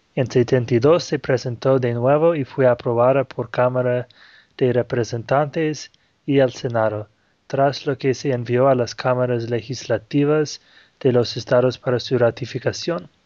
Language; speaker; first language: Spanish; non-native, fluent; Portuguese